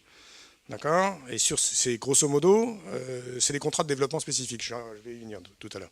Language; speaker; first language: French; native; French